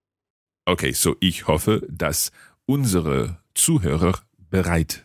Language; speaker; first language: German; non-native, learner; English